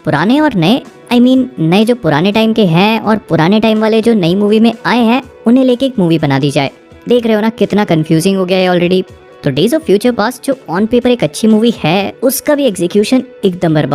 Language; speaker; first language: Hindi; native; Hindi